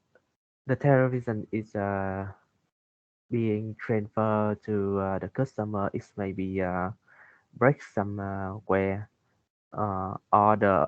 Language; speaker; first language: English; non-native, learner; Vietnamese